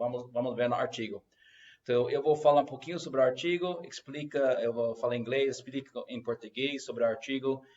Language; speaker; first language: Portuguese; non-native, fluent; English